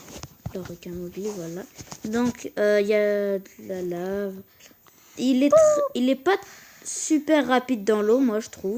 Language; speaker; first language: French; native; French